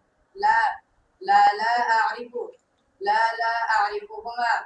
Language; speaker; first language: Arabic; non-native, learner; Bangla